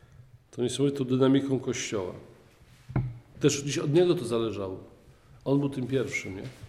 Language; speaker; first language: Polish; native; Polish